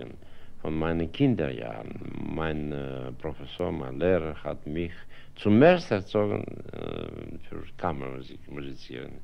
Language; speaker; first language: German; non-native, fluent; Russian